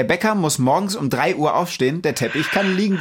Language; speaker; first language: German; native; German